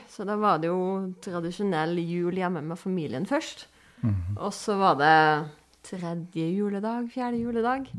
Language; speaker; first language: Norwegian; early bilingual, other home language; Dutch